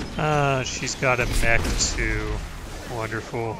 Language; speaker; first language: English; native; English